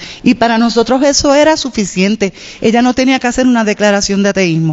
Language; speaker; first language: Spanish; native; Spanish